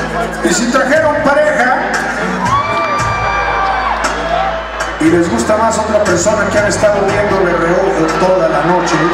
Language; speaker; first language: Spanish; native; Spanish